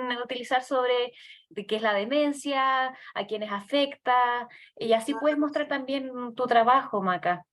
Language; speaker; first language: Spanish; native; Spanish